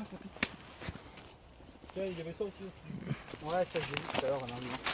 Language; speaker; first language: French; native; French